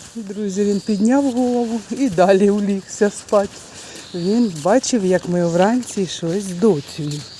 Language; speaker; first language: Ukrainian; native; Ukrainian